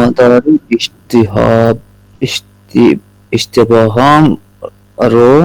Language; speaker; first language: Persian; non-native, learner; Urdu